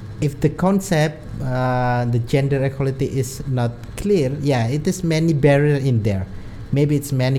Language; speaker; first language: English; non-native, learner; Indonesian